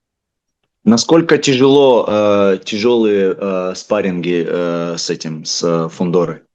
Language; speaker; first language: Russian; native; Russian